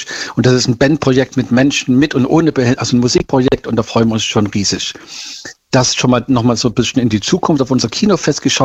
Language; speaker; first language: German; native; German